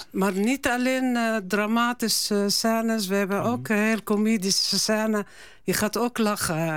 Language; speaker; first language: Dutch; non-native, learner; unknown